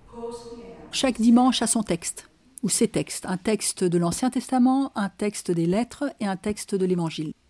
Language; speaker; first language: French; non-native, fluent; Danish